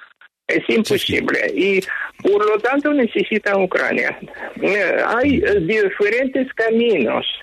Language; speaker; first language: Spanish; non-native, fluent; Ukrainian